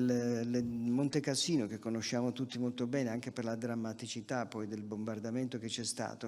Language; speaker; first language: Italian; native; Italian